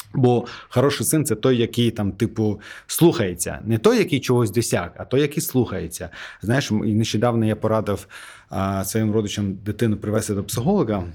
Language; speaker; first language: Ukrainian; non-native, fluent; Azerbaijani